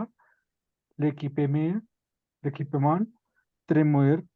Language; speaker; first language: French; non-native, learner; Spanish